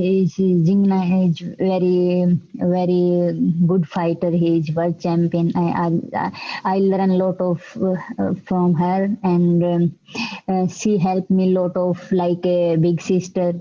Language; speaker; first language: English; non-native, learner; Hindi